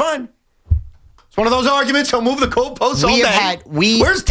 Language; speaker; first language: English; native; English